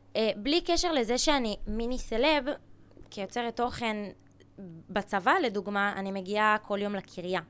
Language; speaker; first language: Hebrew; early bilingual, other home language; Russian